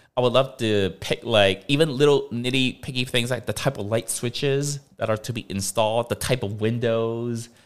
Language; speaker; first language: English; non-native, local second language; Cantonese